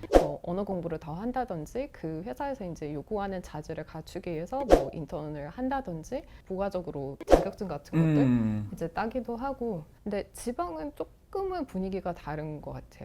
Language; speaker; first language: Korean; non-native, fluent; Russian